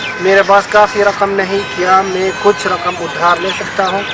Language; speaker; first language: Hindi; non-native, fluent; Arabic